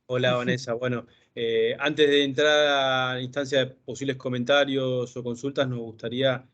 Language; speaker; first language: Spanish; native; Spanish